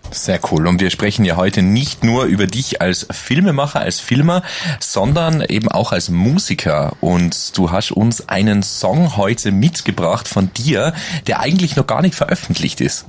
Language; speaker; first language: German; native; German